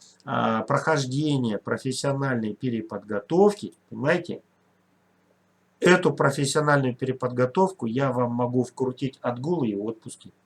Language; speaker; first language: Russian; native; Russian